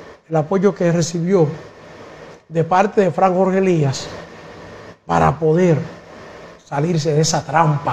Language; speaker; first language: Spanish; native; Spanish